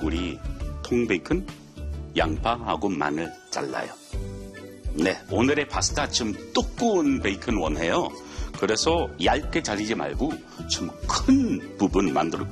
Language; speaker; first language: Korean; non-native, fluent; English